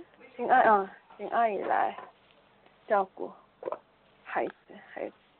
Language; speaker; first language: Chinese; non-native, learner; Korean